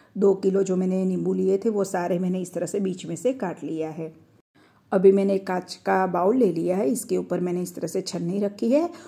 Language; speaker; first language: Hindi; non-native, local second language; Gujarati